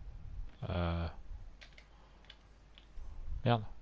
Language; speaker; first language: French; native; French